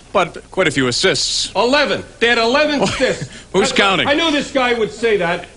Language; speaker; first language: English; native; English